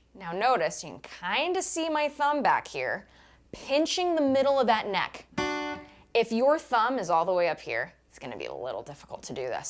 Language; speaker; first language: English; native; English